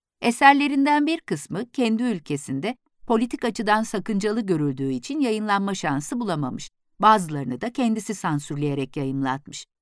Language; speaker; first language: Turkish; native; Turkish